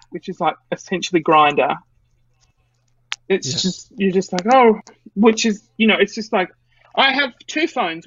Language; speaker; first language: English; native; English